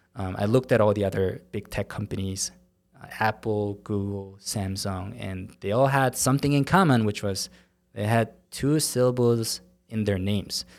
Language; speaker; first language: English; non-native, fluent; Korean